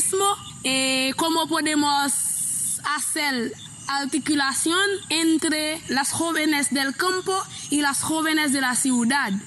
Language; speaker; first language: Spanish; non-native, learner; Haitian Creole